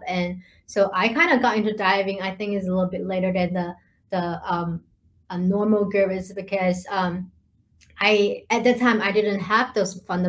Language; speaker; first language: English; non-native, fluent; Chinese